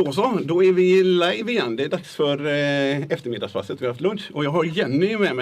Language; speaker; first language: Swedish; native; Swedish